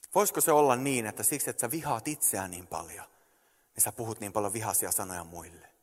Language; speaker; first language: Finnish; early bilingual, heritage; Finnish